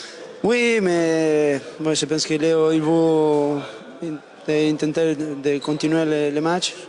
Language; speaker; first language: French; non-native, learner; Spanish